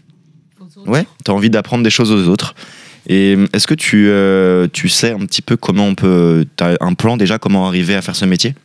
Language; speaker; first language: French; native; French